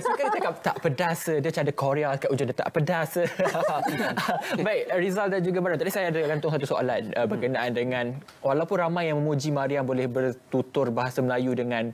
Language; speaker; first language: Malay; native; Malay